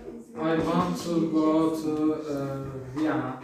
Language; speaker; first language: English; non-native, learner; Turkish